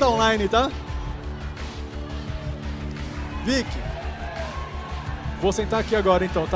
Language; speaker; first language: Portuguese; native; Portuguese